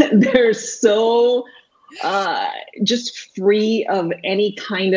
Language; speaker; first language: English; non-native, fluent; Spanish